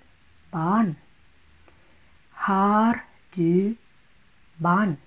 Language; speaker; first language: Norwegian; non-native, fluent; Thai